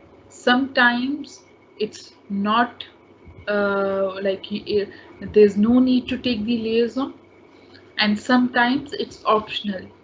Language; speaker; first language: English; non-native, local second language; Hindi